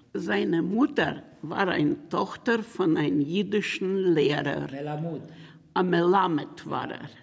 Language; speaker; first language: German; non-native, learner; Ukrainian